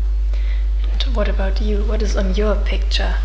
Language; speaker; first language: English; non-native, fluent; German